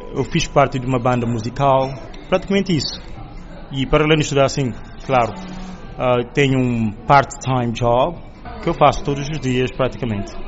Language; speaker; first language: Portuguese; non-native, local second language; Kabuverdianu